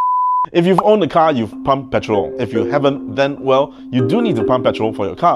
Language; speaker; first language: English; native; English